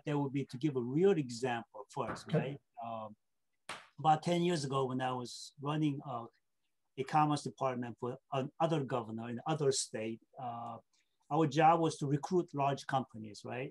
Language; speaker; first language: English; non-native, fluent; Korean